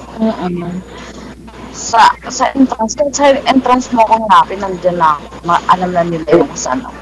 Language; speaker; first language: Filipino; non-native, local second language; Waray